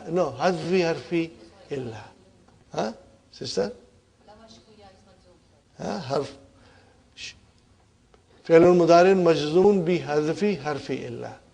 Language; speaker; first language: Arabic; non-native, fluent; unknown